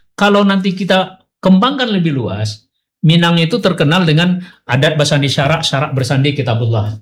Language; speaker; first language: Indonesian; non-native, local second language; Minangkabau